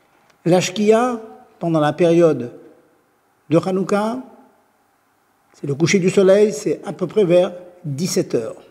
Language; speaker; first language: French; native; French